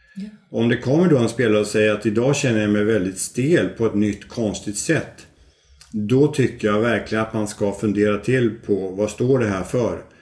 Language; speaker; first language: Swedish; native; Swedish